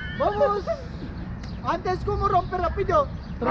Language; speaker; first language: Spanish; non-native, learner; Turkish